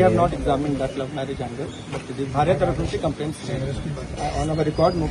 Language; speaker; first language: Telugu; non-native, learner; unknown